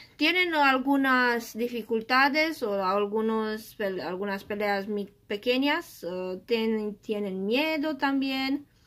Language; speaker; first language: Spanish; non-native, learner; Romanian